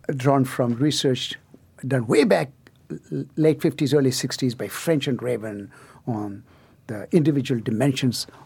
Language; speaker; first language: English; non-native, local second language; Tamil